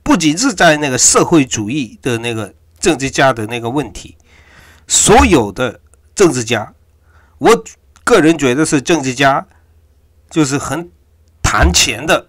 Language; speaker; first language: Chinese; non-native, fluent; Korean